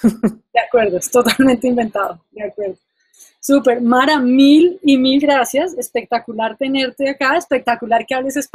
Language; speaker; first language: Spanish; native; Spanish